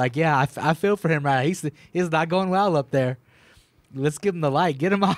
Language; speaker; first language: English; native; English